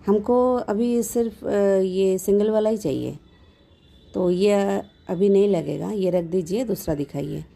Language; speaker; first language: Hindi; non-native, local second language; Bangla